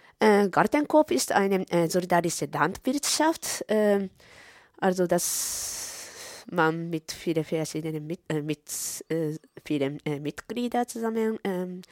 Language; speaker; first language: German; non-native, fluent; Japanese